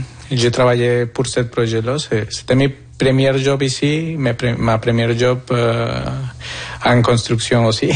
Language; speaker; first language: French; non-native, fluent; Spanish